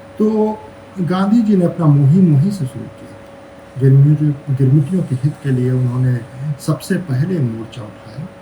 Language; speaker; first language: Hindi; native; Hindi